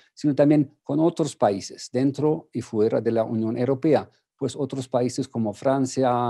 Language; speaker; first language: Spanish; non-native, fluent; German